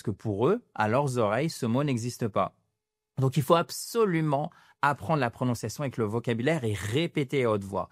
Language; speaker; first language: French; native; French